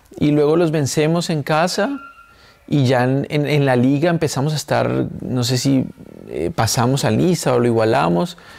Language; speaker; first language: Spanish; native; Spanish